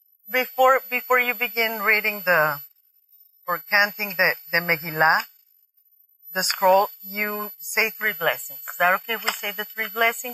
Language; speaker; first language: English; non-native, fluent; Spanish